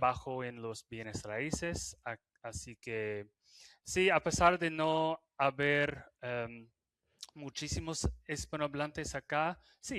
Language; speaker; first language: Spanish; non-native, fluent; English